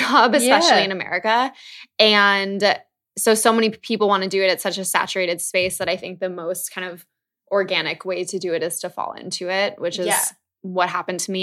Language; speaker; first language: English; native; English